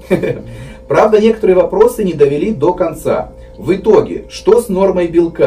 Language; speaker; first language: Russian; native; Russian